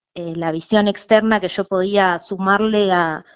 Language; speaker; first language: Spanish; native; Spanish